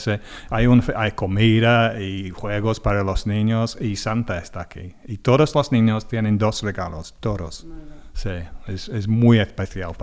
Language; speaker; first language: Spanish; non-native, learner; English